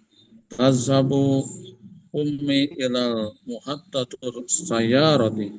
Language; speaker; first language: Arabic; non-native, learner; Indonesian